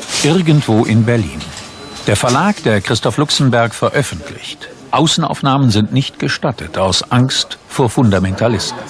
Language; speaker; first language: German; native; German